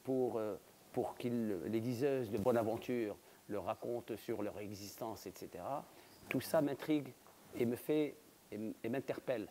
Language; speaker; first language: French; non-native, local second language; Arabic